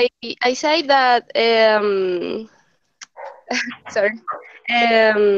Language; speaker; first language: English; non-native, learner; Spanish